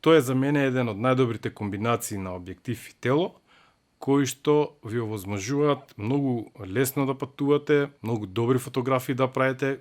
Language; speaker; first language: Macedonian; native; Macedonian